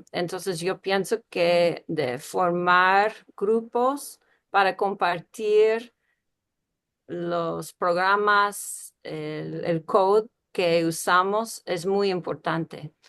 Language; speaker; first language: Spanish; early bilingual, heritage; Spanish